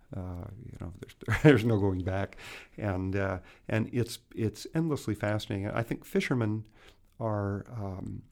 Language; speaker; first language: English; native; English